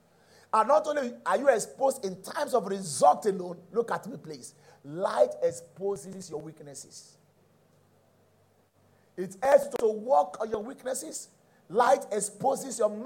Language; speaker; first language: English; non-native, local second language; Yoruba